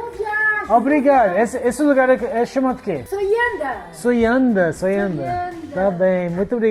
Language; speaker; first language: Portuguese; non-native, learner; English